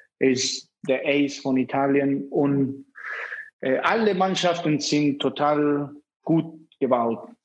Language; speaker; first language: German; non-native, fluent; Spanish